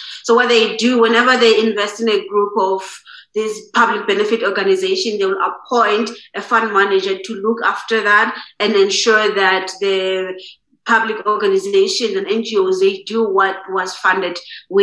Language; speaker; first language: English; non-native, local second language; Xhosa